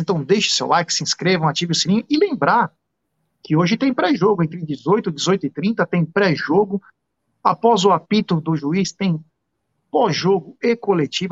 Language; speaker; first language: Portuguese; native; Portuguese